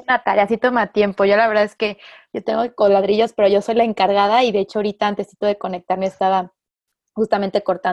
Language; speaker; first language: Spanish; native; Spanish